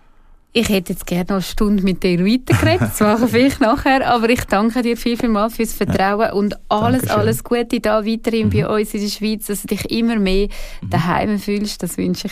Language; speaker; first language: German; native; German